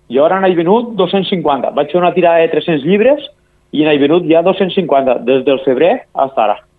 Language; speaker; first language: Catalan; native; Catalan